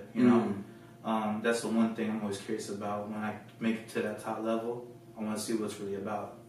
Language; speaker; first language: English; early bilingual, other home language; Filipino